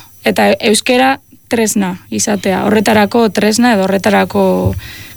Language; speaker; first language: Basque; native; Basque